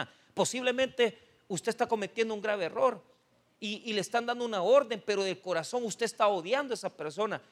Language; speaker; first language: Spanish; native; Spanish